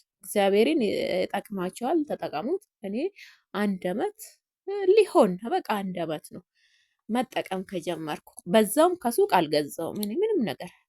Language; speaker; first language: Amharic; non-native, local second language; Oromo